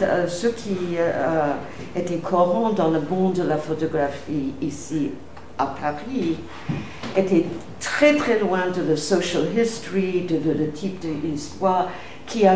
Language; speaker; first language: French; non-native, fluent; English